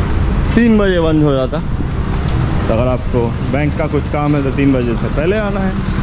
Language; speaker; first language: Hindi; non-native, local second language; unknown